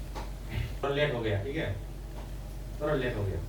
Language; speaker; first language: Hindi; non-native, local second language; Kok Borok